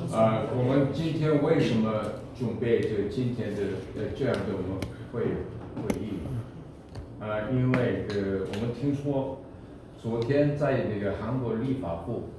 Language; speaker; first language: Chinese; non-native, fluent; Korean